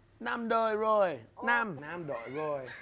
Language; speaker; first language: Vietnamese; non-native, learner; English